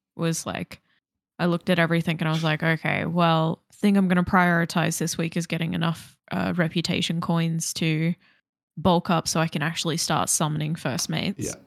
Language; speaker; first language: English; native; English